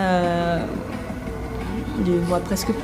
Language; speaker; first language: French; native; French